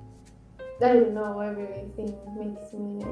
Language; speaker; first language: English; non-native, learner; Spanish